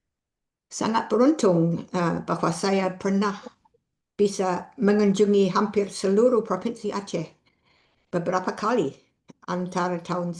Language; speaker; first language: Indonesian; non-native, fluent; English